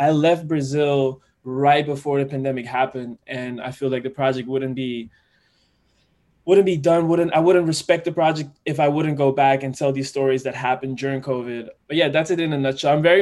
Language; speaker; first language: English; non-native, fluent; Dutch